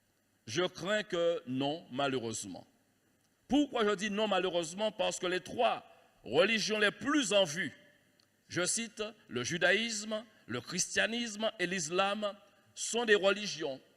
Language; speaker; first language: French; native; French